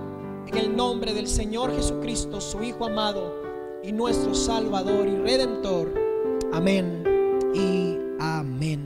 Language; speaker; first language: Spanish; native; Spanish